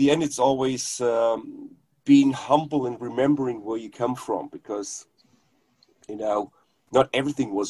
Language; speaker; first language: English; non-native, fluent; German